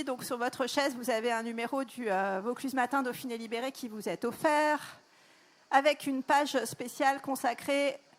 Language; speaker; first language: French; native; French